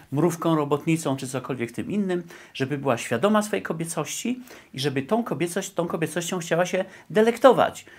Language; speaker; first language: Polish; native; Polish